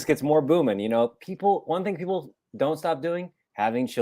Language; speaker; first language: English; native; English